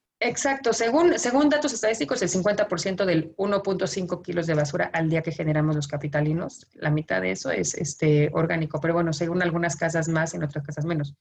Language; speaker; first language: Spanish; native; Spanish